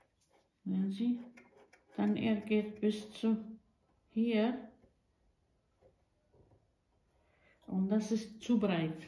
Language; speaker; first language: German; non-native, fluent; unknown